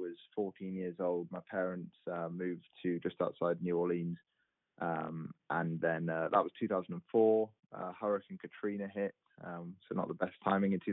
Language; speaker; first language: English; native; English